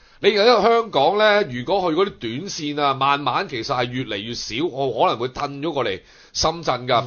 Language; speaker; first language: Cantonese; native; Cantonese